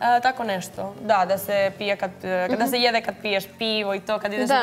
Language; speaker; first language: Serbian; non-native, learner; Spanish